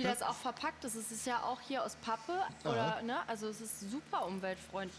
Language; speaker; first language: German; native; German